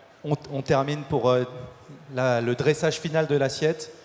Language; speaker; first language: French; native; French